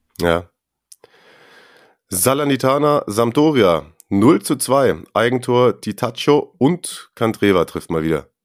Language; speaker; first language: German; native; German